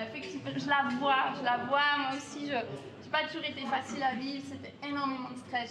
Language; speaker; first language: French; native; French